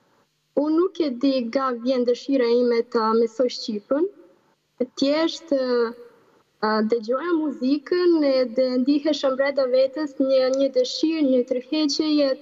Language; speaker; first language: Albanian; non-native, fluent; Serbian